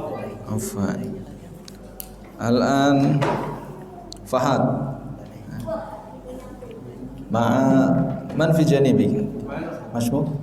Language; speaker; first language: Arabic; non-native, fluent; Indonesian